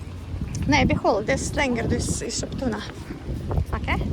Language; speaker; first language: Swedish; non-native, learner; Russian